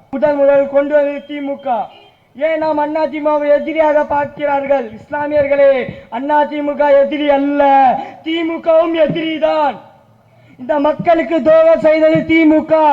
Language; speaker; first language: Tamil; non-native, local second language; Urdu